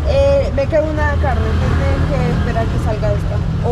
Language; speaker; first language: Spanish; native; Spanish